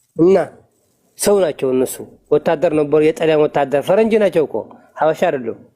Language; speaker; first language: Amharic; non-native, local second language; Tigrinya